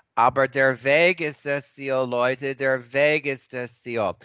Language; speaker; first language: German; non-native, fluent; English